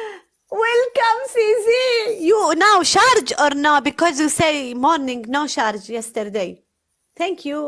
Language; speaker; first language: English; non-native, learner; Arabic